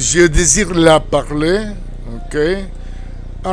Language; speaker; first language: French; non-native, fluent; Spanish